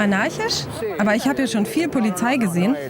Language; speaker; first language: German; native; German